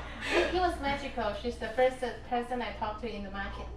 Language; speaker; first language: English; non-native, fluent; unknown